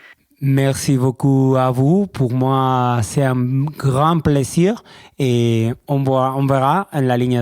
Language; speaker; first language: French; non-native, learner; Spanish